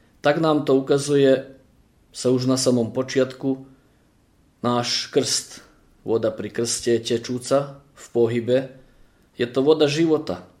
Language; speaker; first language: Slovak; early bilingual, heritage; Slovak